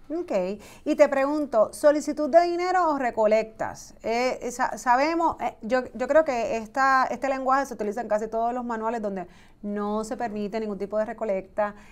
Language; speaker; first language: Spanish; native; Spanish